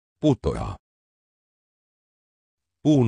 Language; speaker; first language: Finnish; non-native, learner; Arabic